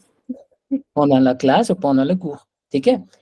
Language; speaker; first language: French; non-native, fluent; Hindi